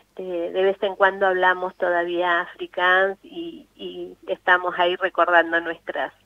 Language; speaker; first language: Spanish; non-native, local second language; Afrikaans